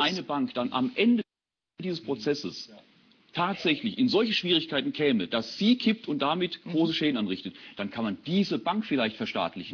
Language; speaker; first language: German; native; German